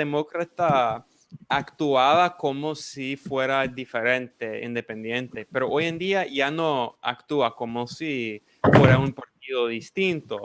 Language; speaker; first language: Spanish; non-native, fluent; English